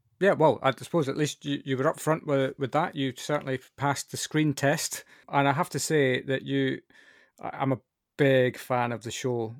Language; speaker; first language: English; native; English